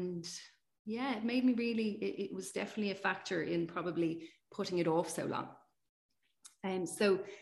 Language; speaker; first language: English; native; English